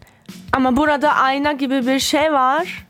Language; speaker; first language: Turkish; early bilingual, heritage; German